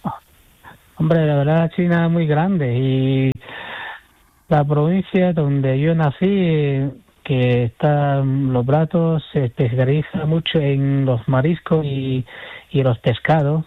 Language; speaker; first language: Spanish; non-native, fluent; Chinese